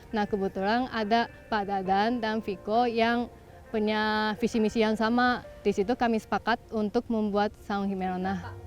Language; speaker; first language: Indonesian; non-native, fluent; Japanese